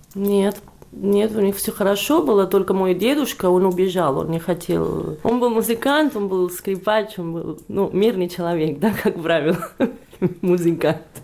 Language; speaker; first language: Russian; non-native, fluent; Catalan